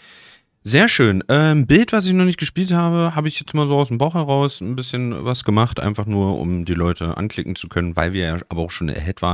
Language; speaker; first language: German; native; German